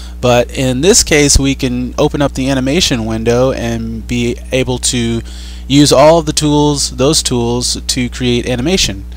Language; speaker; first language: English; native; English